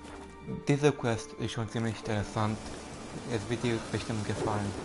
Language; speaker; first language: German; non-native, fluent; Romanian